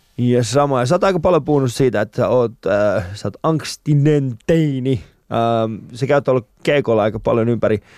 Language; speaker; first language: Finnish; early bilingual, other home language; Persian